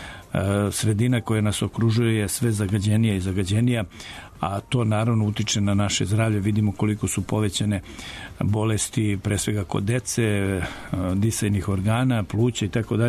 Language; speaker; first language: Serbian; native; Serbian